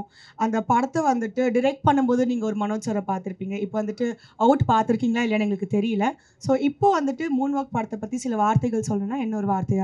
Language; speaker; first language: Tamil; native; Tamil